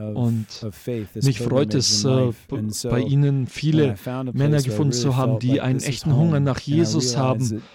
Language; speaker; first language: German; non-native, fluent; English